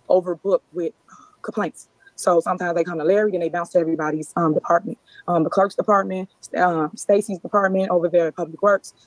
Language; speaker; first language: English; native; English